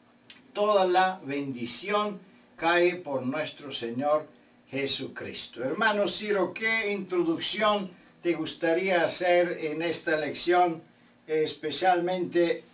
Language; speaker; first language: Spanish; non-native, fluent; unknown